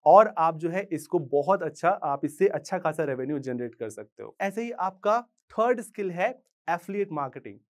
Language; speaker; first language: Hindi; native; Hindi